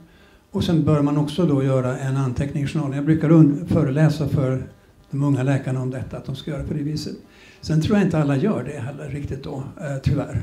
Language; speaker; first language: Swedish; native; Swedish